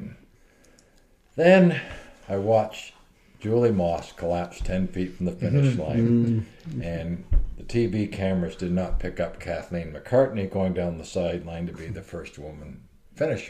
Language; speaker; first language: English; native; English